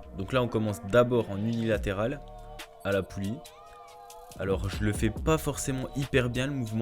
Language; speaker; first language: French; native; French